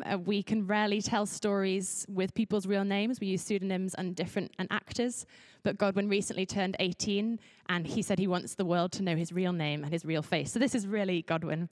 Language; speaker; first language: English; native; English